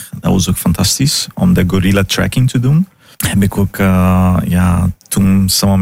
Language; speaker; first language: Dutch; non-native, fluent; Portuguese